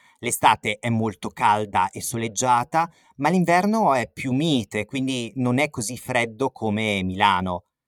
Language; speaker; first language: Italian; native; Italian